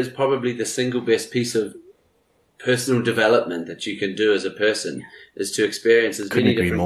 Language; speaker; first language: English; native; English